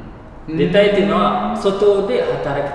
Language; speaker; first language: Japanese; non-native, learner; Indonesian